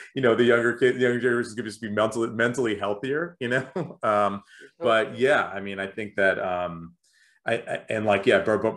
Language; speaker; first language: English; native; English